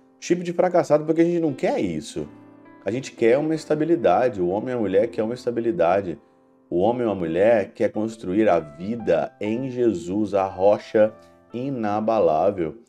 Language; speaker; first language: Portuguese; native; Portuguese